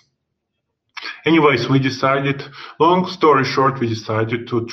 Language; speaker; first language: English; non-native, fluent; Russian